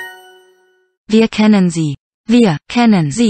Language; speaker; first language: German; non-native, learner; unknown